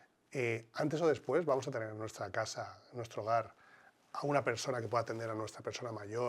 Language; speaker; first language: Spanish; native; Spanish